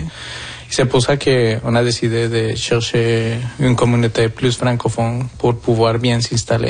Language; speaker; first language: French; non-native, fluent; Spanish